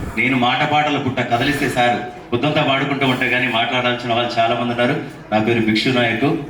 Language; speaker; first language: Telugu; non-native, local second language; Lambadi